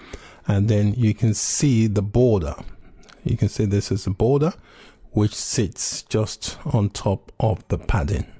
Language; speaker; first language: English; native; English